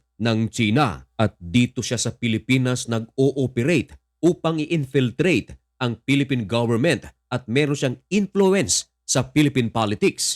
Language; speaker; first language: Filipino; native; Filipino